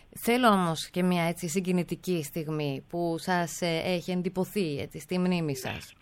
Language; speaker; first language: Greek; native; Greek